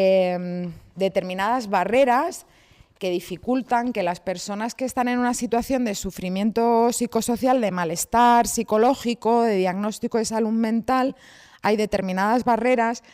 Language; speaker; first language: Spanish; native; Spanish